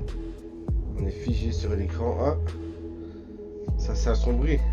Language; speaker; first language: French; native; French